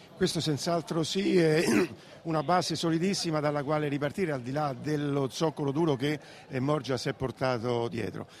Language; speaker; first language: Italian; native; Italian